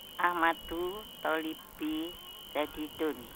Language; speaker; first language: Arabic; non-native, learner; Indonesian